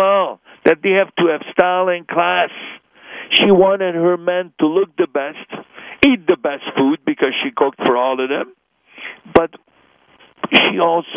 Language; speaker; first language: English; non-native, fluent; Hungarian